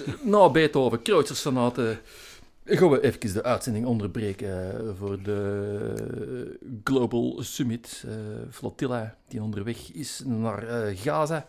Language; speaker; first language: Dutch; native; Dutch